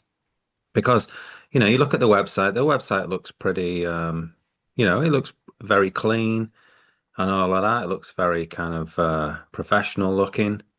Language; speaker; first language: English; native; English